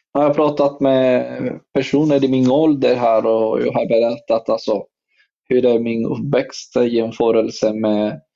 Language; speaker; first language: Swedish; non-native, fluent; Spanish